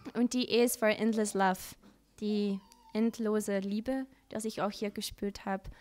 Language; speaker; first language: German; non-native, learner; Dutch